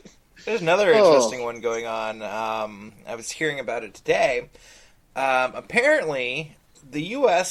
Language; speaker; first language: English; native; English